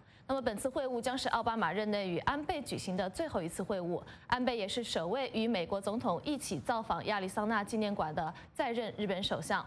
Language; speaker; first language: Chinese; native; Chinese